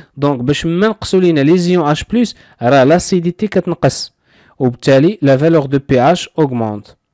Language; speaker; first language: French; non-native, local second language; Arabic